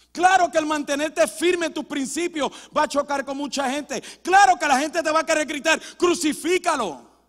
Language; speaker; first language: Spanish; early bilingual, heritage; Spanish